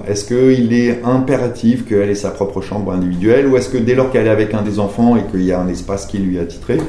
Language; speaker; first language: French; native; French